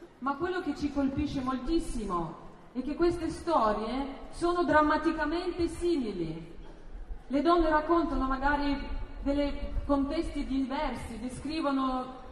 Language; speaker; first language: Italian; non-native, fluent; Russian